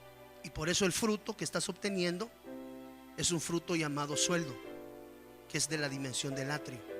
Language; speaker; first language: Spanish; native; Spanish